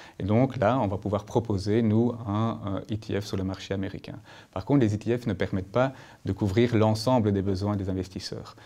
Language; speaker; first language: French; native; French